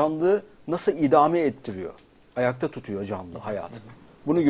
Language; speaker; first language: Turkish; native; Turkish